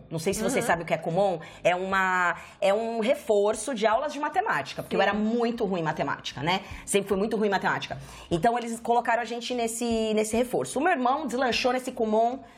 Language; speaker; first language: Portuguese; native; Portuguese